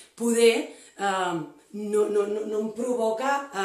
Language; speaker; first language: Spanish; non-native, local second language; Catalan